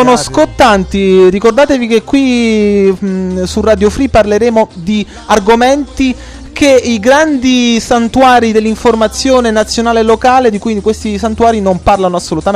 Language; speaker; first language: Italian; native; Italian